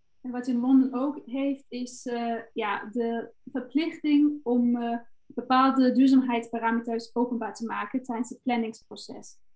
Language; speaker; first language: Dutch; non-native, fluent; German